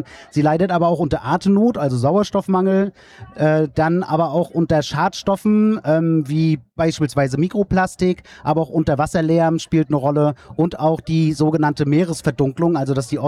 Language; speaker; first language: German; native; German